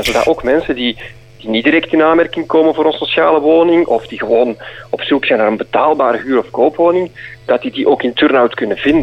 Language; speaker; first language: Dutch; native; Dutch